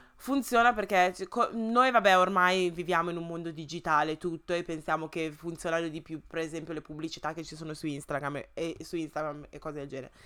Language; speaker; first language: Italian; early bilingual, other home language; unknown